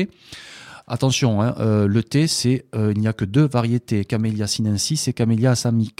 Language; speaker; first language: French; native; French